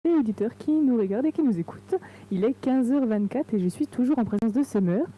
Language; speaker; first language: French; native; French